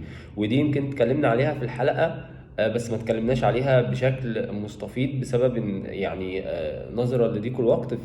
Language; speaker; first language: Arabic; native; Arabic